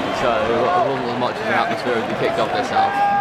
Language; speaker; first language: English; native; English